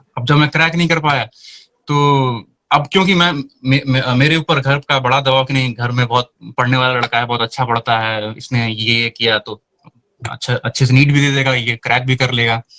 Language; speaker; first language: Hindi; native; Hindi